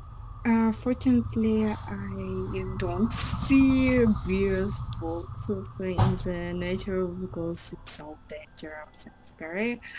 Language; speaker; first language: English; non-native, learner; Russian